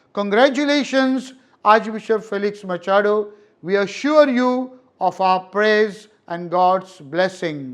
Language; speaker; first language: English; non-native, local second language; Marathi